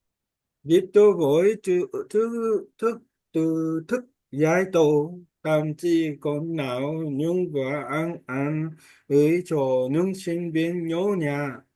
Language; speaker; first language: Vietnamese; non-native, learner; Korean